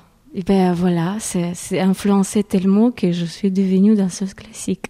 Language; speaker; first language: French; non-native, fluent; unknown